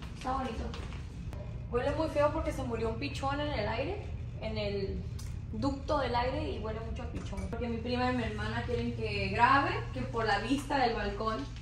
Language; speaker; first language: Spanish; early bilingual, heritage; Spanish